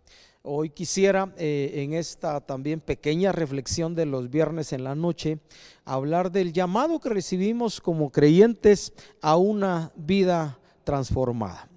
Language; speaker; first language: Spanish; native; Spanish